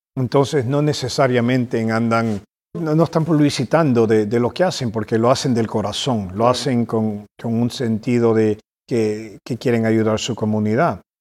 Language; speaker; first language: Spanish; early bilingual, heritage; Spanish